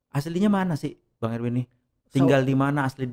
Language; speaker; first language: Indonesian; native; Indonesian